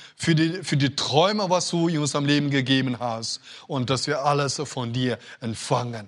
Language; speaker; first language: German; non-native, fluent; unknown